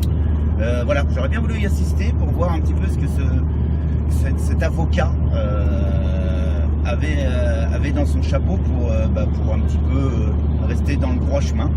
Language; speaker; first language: French; native; French